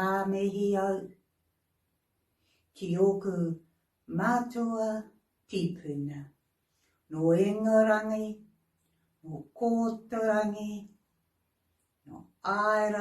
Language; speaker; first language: Māori; non-native, local second language; English